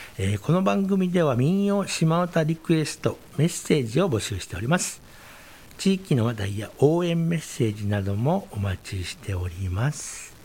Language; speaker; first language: Japanese; native; Japanese